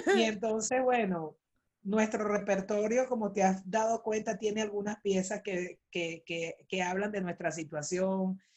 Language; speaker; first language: Spanish; native; Spanish